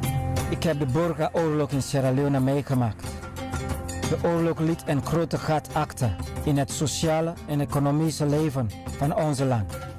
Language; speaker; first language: Dutch; non-native, fluent; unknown